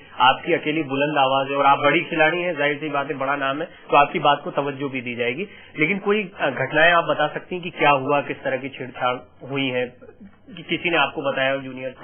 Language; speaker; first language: Hindi; native; Hindi